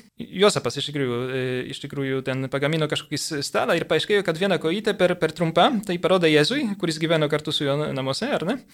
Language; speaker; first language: Lithuanian; early bilingual, heritage; Lithuanian